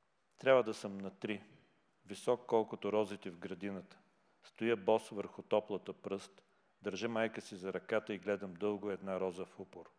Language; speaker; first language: Bulgarian; native; Bulgarian